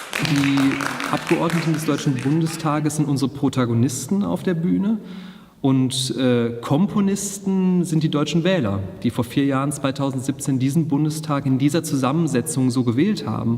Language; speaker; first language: German; native; German